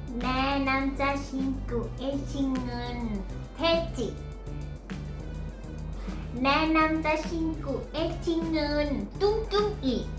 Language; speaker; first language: Korean; non-native, learner; Thai